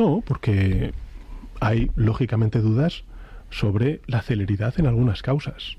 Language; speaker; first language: Spanish; native; Spanish